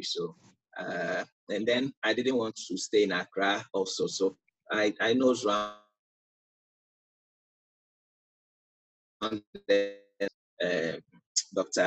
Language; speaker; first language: English; non-native, local second language; Akan